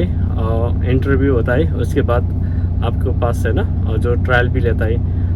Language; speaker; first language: Hindi; non-native, learner; Nepali